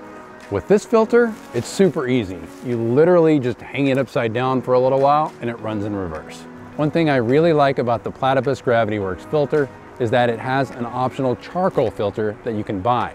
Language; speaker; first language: English; native; English